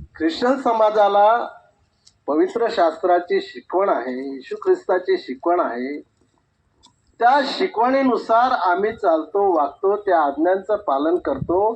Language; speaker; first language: Marathi; non-native, local second language; Bhili